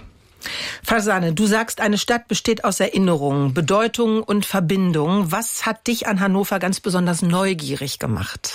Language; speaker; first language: German; native; German